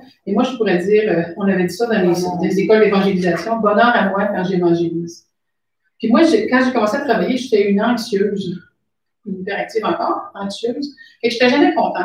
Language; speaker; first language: French; native; French